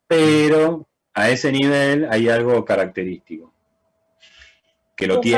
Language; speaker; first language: Spanish; native; Spanish